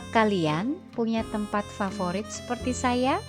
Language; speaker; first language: Indonesian; native; Indonesian